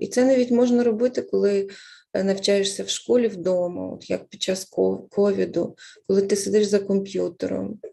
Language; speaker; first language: Ukrainian; native; Ukrainian